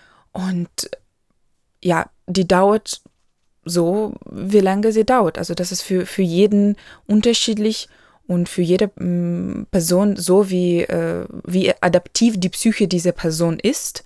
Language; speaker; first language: German; non-native, local second language; Ukrainian